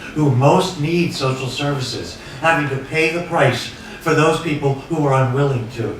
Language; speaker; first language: English; native; English